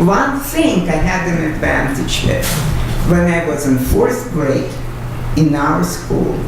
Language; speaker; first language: English; non-native, fluent; Russian